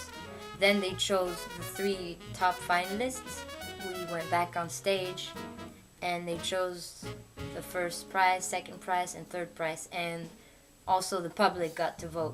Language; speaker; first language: English; non-native, fluent; French